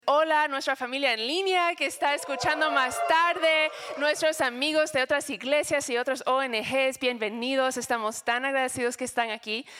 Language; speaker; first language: Spanish; non-native, fluent; English